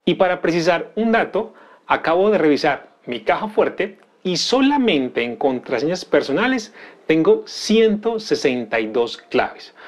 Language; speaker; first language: Spanish; native; Spanish